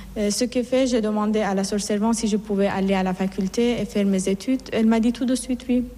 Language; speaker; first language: French; non-native, fluent; Persian